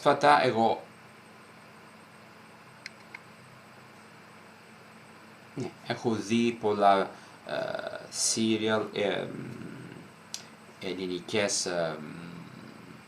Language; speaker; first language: Greek; non-native, fluent; Italian